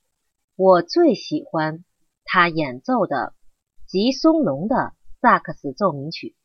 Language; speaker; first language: Chinese; non-native, learner; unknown